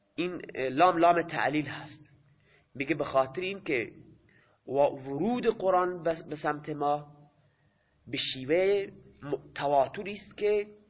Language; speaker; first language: Persian; non-native, local second language; Baluchi